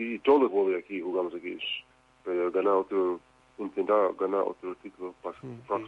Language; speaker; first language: Spanish; non-native, fluent; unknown